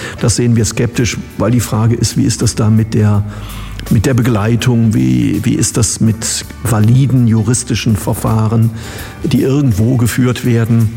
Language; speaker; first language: German; native; German